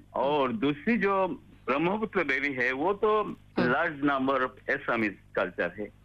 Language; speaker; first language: Hindi; non-native, local second language; Bangla